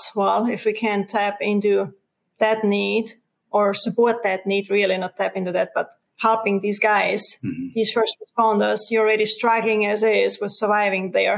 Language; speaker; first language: English; non-native, fluent; German